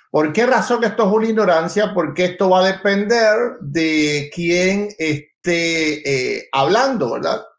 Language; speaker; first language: Spanish; native; Spanish